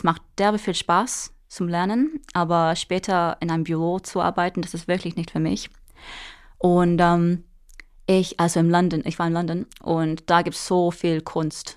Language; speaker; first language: German; non-native, fluent; English